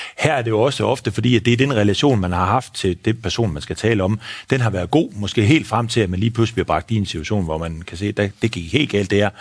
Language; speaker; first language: Danish; native; Danish